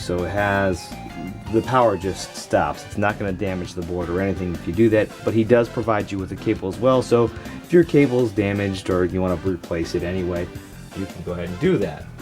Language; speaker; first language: English; native; English